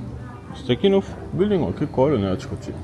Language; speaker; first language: Japanese; non-native, learner; French